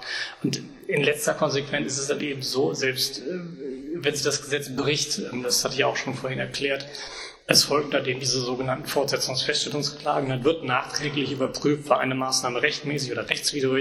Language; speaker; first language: German; native; German